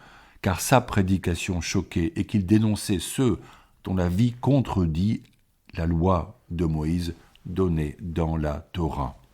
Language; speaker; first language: French; native; French